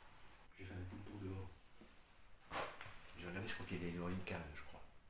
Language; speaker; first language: French; native; French